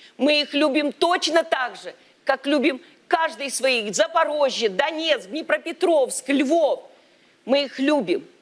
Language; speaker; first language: Russian; native; Russian